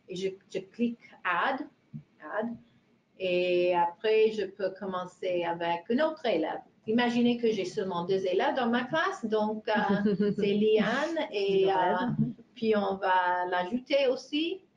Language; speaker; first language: French; non-native, fluent; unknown